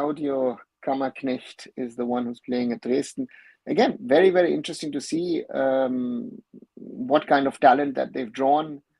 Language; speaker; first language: English; non-native, local second language; Bangla